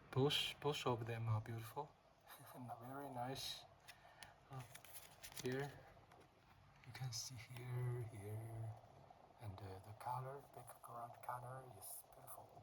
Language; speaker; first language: English; non-native, learner; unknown